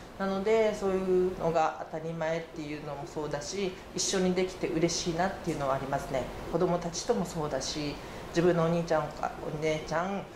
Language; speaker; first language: Japanese; native; Japanese